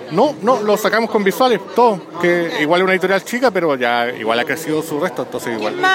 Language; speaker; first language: Spanish; native; Spanish